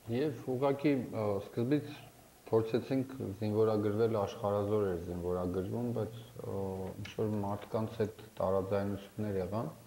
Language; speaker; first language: Armenian; native; Armenian